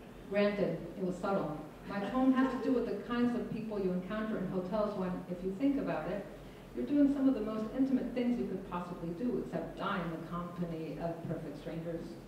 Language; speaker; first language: English; non-native, fluent; Spanish